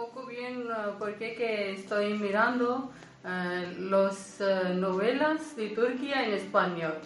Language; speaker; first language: Spanish; non-native, learner; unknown